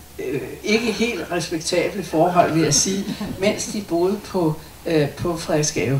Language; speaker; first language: Danish; native; Danish